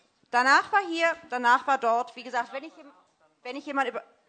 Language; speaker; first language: German; native; German